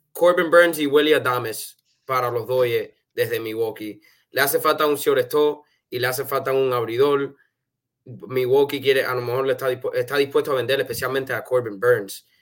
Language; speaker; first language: Spanish; early bilingual, heritage; Spanish